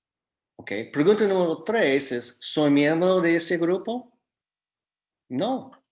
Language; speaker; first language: Spanish; non-native, fluent; English